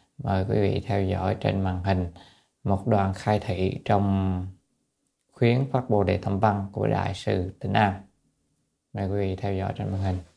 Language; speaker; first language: Vietnamese; native; Vietnamese